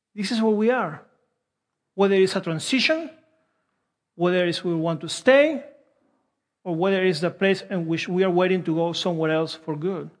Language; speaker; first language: English; non-native, fluent; Spanish